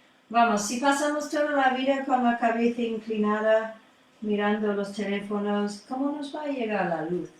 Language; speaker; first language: Spanish; non-native, fluent; English